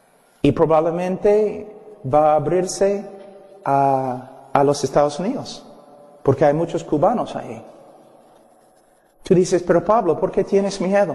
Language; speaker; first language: Spanish; non-native, fluent; English